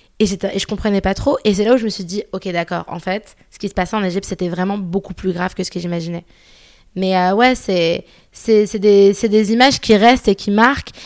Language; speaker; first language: French; early bilingual, other home language; Arabic